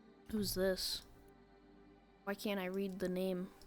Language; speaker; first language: English; native; English